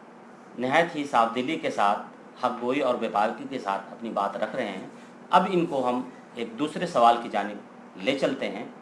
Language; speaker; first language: Urdu; native; Urdu